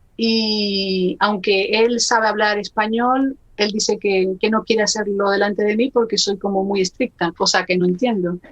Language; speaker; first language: Spanish; native; Spanish